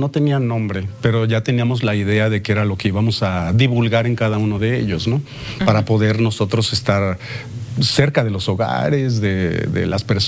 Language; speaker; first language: Spanish; native; Spanish